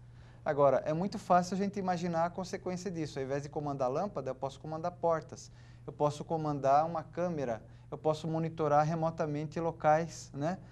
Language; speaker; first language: Portuguese; native; Portuguese